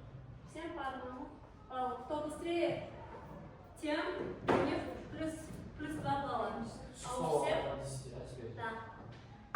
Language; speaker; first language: Russian; non-native, local second language; Kyrgyz